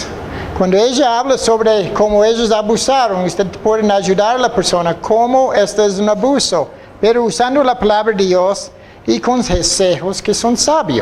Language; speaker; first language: Spanish; non-native, fluent; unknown